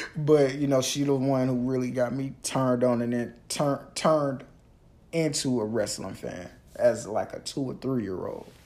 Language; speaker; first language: English; native; English